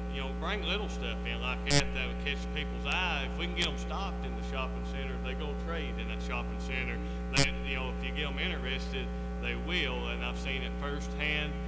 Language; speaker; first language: English; native; English